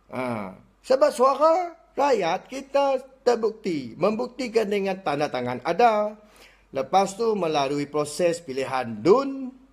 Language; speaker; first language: Malay; non-native, local second language; Iban